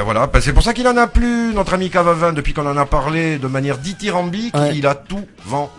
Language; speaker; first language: French; native; French